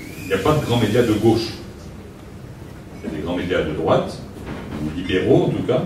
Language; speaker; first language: French; native; French